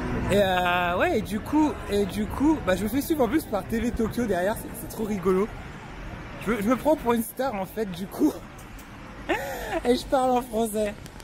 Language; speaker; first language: French; native; French